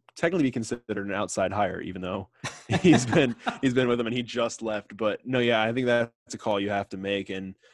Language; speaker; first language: English; native; English